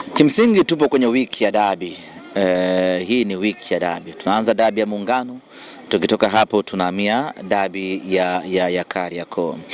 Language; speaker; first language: Swahili; native; Swahili